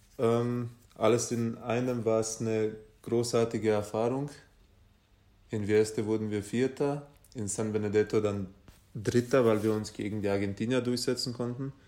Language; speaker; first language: German; native; German